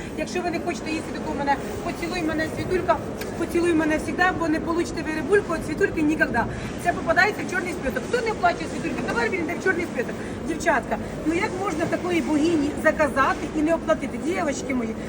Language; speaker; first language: Ukrainian; non-native, local second language; Russian